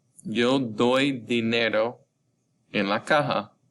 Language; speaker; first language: Spanish; non-native, fluent; English